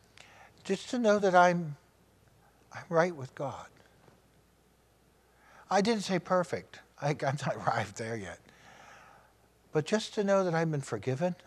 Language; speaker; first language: English; native; English